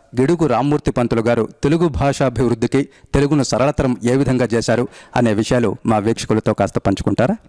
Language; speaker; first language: Telugu; native; Telugu